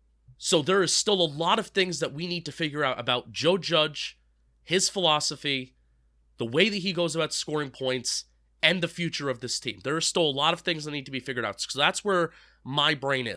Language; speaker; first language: English; native; English